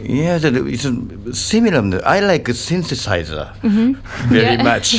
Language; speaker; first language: English; non-native, learner; Japanese